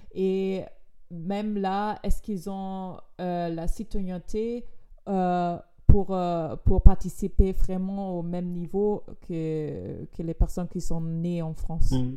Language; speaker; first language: French; non-native, fluent; German